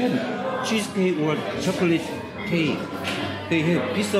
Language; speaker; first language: English; non-native, learner; Korean